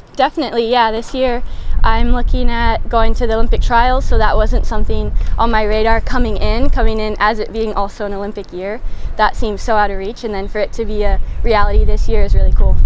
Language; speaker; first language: English; native; English